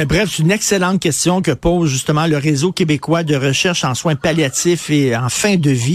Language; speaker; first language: French; native; French